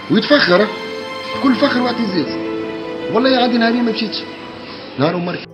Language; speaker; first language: Arabic; native; Arabic